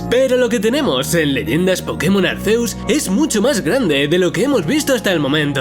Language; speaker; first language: Spanish; native; Spanish